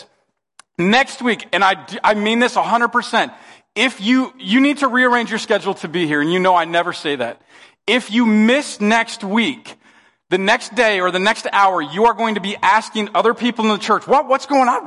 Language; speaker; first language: English; native; English